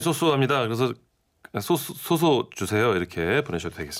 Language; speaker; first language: Korean; native; Korean